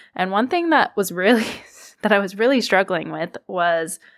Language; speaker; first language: English; native; English